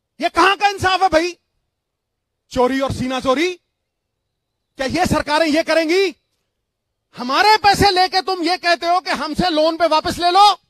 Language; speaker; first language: Hindi; non-native, local second language; Punjabi